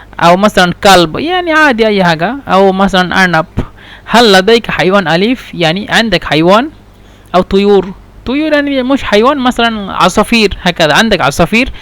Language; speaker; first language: Egyptian Arabic; non-native, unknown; Bangla